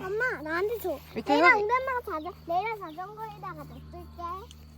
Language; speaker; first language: Korean; early bilingual, heritage; French